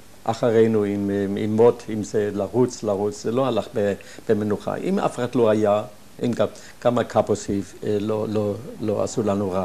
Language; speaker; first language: Hebrew; non-native, fluent; German